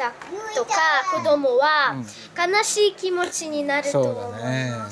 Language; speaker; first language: Japanese; non-native, learner; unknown